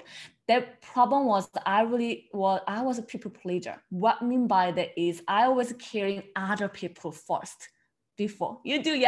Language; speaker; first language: English; non-native, learner; Korean